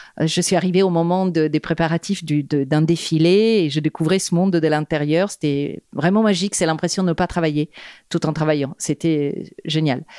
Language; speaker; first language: French; non-native, fluent; Italian